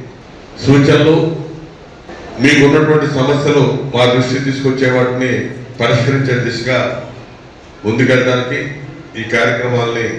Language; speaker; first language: Telugu; native; Telugu